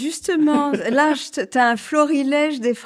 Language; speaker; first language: French; native; French